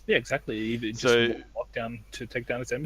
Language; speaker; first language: English; native; English